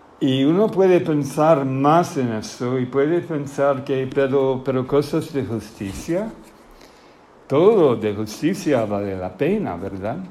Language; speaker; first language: Spanish; non-native, fluent; English